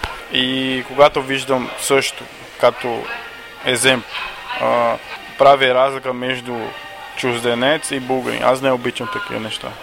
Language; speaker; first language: Bulgarian; non-native, learner; Portuguese